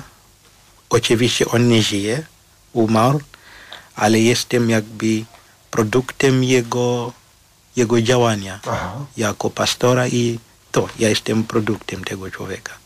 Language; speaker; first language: Polish; non-native, fluent; Shona